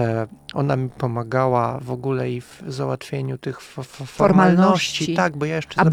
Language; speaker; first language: Polish; non-native, fluent; Russian